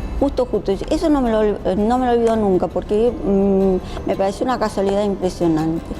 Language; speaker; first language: Spanish; early bilingual, other home language; Japanese